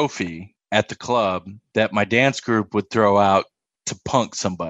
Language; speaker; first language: English; native; English